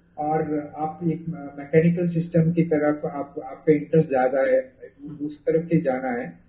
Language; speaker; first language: Hindi; non-native, local second language; Kannada